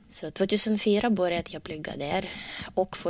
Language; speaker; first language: Swedish; non-native, learner; Russian